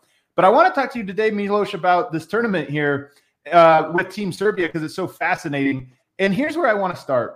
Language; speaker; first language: English; native; English